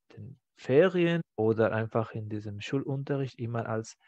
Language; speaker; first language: German; non-native, fluent; Spanish